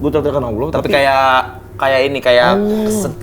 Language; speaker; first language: Indonesian; native; Indonesian